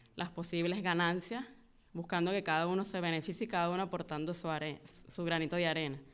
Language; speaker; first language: Spanish; native; Spanish